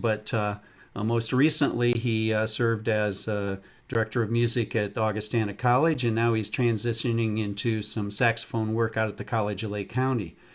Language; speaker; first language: English; native; English